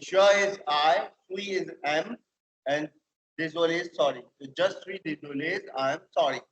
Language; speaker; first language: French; non-native, fluent; Hindi